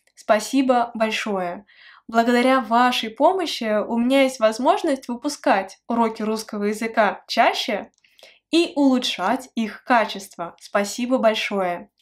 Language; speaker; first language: Russian; native; Russian